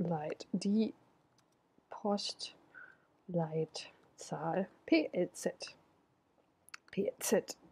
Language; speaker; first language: German; non-native, fluent; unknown